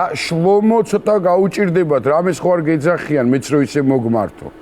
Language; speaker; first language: Georgian; native; Georgian